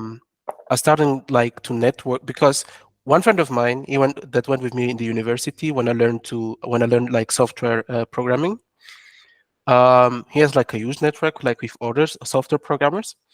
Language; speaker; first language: English; non-native, fluent; French